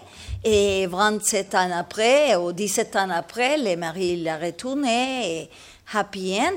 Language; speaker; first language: French; non-native, learner; Spanish